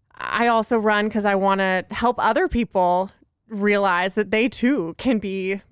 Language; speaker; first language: English; native; English